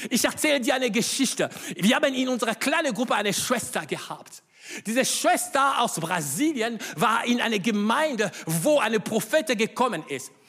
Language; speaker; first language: German; non-native, fluent; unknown